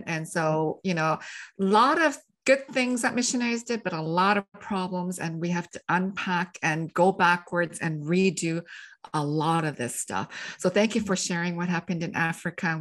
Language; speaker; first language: English; native; English